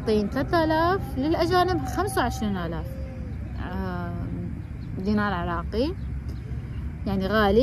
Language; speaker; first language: Arabic; non-native, fluent; Persian